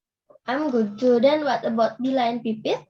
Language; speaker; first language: English; non-native, learner; Indonesian